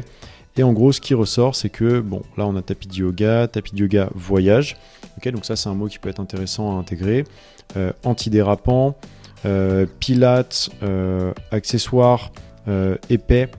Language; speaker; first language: French; native; French